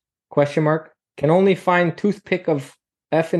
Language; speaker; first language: English; native; English